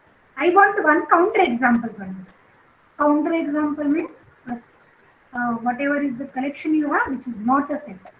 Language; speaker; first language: English; non-native, local second language; Marathi